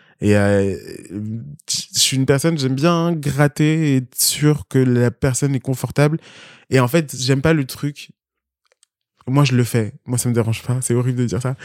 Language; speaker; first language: French; early bilingual, other home language; Spanish